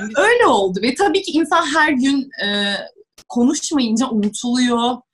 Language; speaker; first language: Turkish; non-native, fluent; Russian